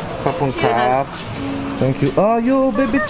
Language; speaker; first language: English; non-native, learner; French